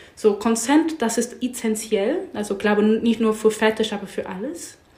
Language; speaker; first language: German; non-native, learner; English